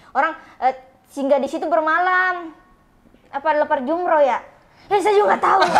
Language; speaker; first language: Indonesian; non-native, local second language; Buginese